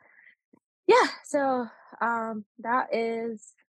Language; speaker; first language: English; non-native, fluent; Spanish